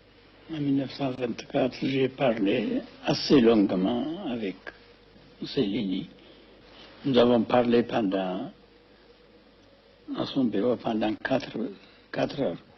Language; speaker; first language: French; non-native, fluent; Amharic